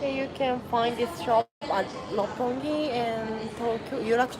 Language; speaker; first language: English; non-native, learner; Japanese